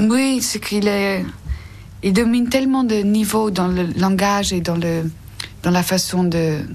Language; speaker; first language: French; non-native, fluent; Dutch